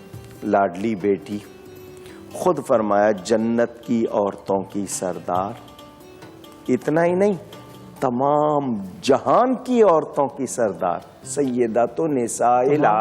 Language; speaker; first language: Urdu; native; Urdu